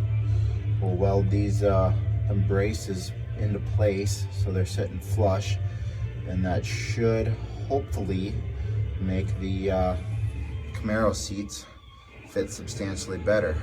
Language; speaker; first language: English; native; English